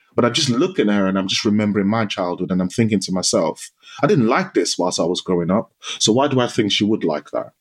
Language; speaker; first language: English; non-native, local second language; Yoruba